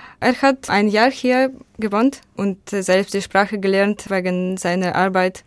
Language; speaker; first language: German; non-native, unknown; Ukrainian